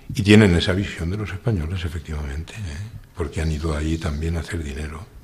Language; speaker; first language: Spanish; native; Spanish